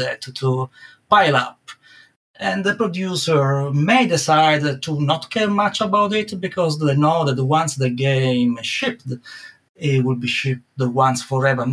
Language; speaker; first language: English; non-native, fluent; Italian